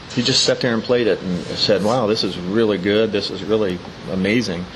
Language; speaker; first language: English; native; English